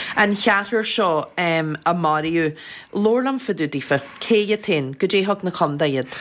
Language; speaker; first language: Irish; native; Irish